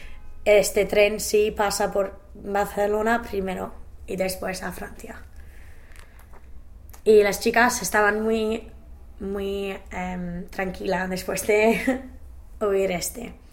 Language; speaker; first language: Spanish; non-native, learner; English